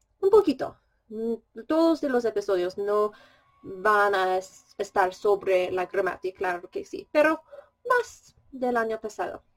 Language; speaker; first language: Spanish; non-native, fluent; English